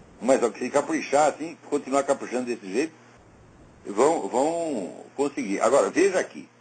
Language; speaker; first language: Portuguese; native; Portuguese